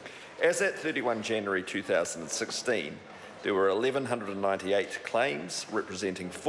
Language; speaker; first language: English; native; English